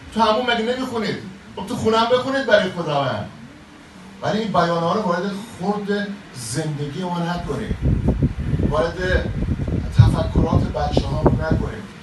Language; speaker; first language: Persian; native; Persian